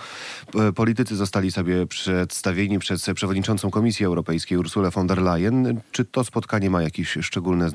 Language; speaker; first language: Polish; native; Polish